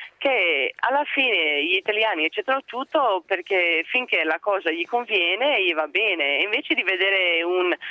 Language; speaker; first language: Italian; non-native, fluent; English